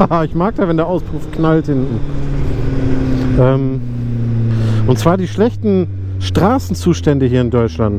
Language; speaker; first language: German; native; German